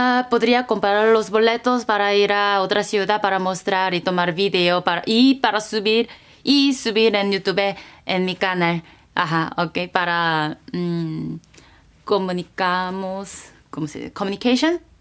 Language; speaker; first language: Spanish; non-native, learner; Korean